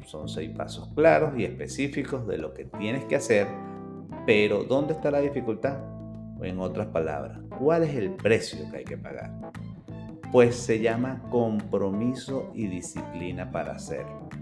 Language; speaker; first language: Spanish; native; Spanish